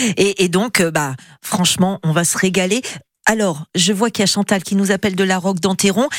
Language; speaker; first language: French; native; French